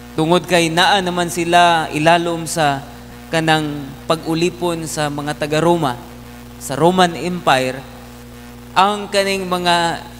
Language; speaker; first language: Cebuano; non-native, local second language; Hiligaynon